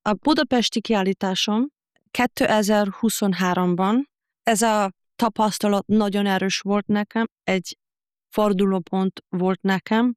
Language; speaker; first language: Hungarian; non-native, fluent; German